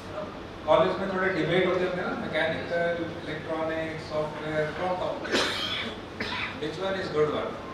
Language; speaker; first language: Hindi; native; Hindi